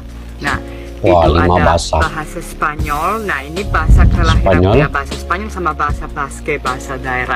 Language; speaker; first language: Indonesian; non-native, fluent; Spanish